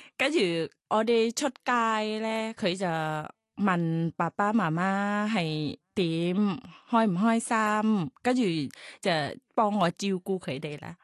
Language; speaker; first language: Cantonese; non-native, learner; Thai